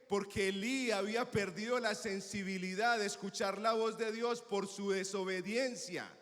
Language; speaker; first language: Spanish; native; Spanish